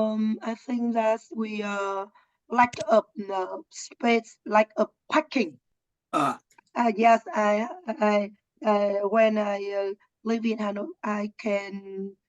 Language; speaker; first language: English; non-native, learner; Vietnamese